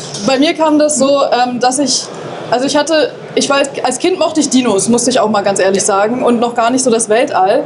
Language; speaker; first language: German; native; German